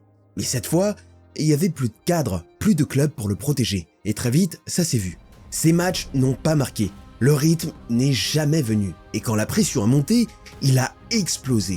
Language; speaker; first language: French; native; French